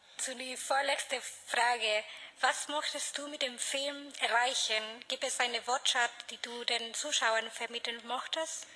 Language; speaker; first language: German; non-native, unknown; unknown